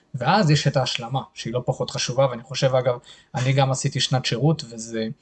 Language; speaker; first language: Hebrew; native; Hebrew